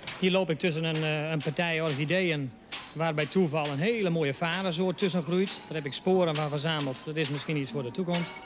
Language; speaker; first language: Dutch; native; Dutch